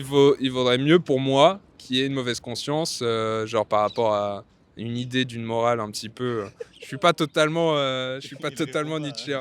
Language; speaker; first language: French; native; French